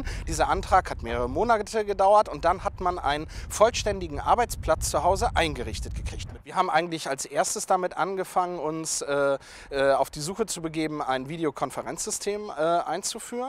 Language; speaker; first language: German; native; German